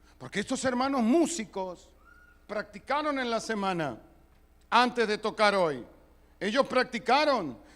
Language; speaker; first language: Spanish; early bilingual, other home language; Italian